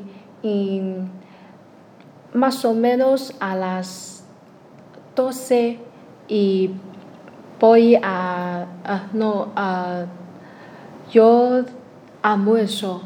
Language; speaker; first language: Spanish; non-native, learner; Chinese